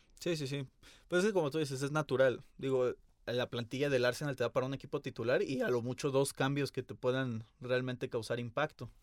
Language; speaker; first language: Spanish; native; Spanish